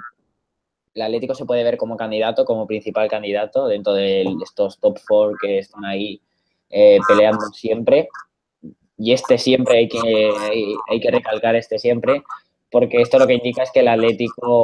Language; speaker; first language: Spanish; native; Spanish